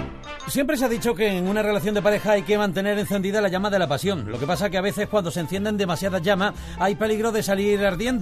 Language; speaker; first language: Spanish; native; Spanish